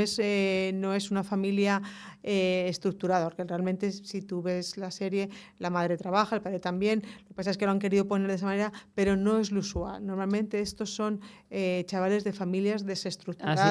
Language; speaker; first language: Spanish; native; Spanish